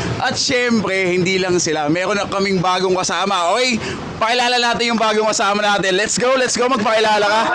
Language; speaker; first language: Filipino; native; Filipino